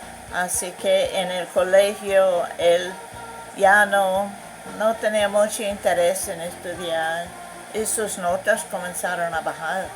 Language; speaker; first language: Spanish; non-native, fluent; English